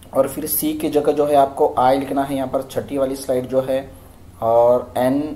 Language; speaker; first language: Hindi; non-native, local second language; Marathi